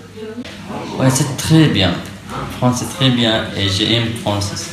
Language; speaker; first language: French; non-native, learner; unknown